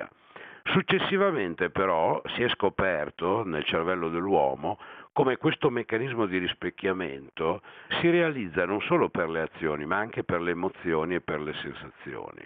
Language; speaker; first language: Italian; native; Italian